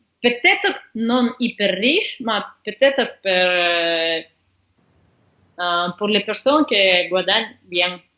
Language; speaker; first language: French; non-native, learner; Russian